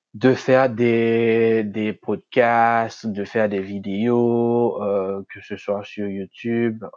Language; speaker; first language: French; non-native, local second language; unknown